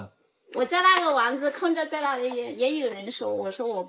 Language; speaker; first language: Chinese; non-native, learner; Lao